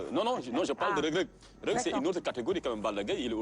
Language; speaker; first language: French; non-native, local second language; Wolof